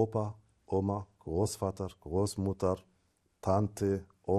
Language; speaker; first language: German; non-native, fluent; Arabic